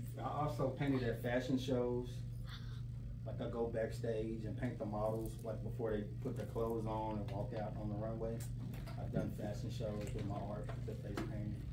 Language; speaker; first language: English; native; English